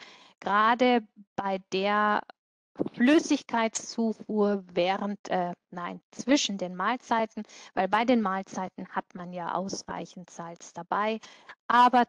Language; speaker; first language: German; native; German